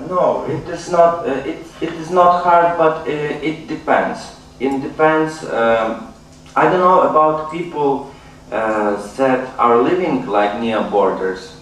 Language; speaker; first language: English; non-native, learner; Ukrainian